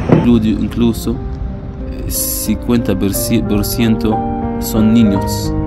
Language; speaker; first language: Spanish; non-native, fluent; Arabic